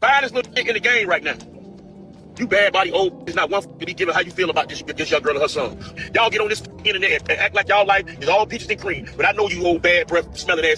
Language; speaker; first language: English; native; English